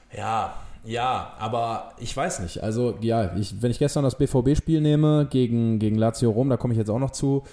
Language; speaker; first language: German; native; German